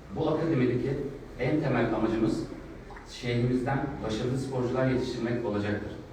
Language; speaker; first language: Turkish; native; Turkish